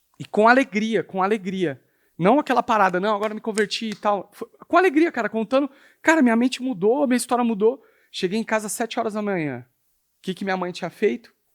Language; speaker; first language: Portuguese; native; Portuguese